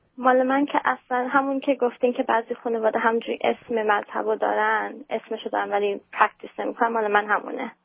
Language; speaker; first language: Persian; early bilingual, heritage; Persian